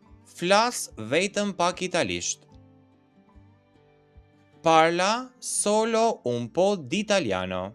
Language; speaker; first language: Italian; non-native, fluent; Albanian